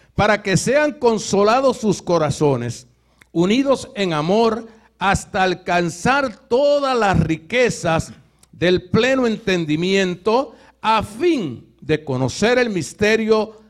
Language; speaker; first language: Spanish; native; Spanish